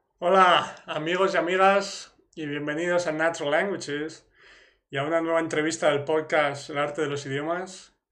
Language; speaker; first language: Spanish; native; Spanish